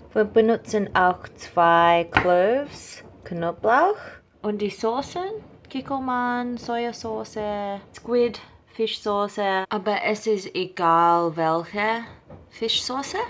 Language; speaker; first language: German; non-native, learner; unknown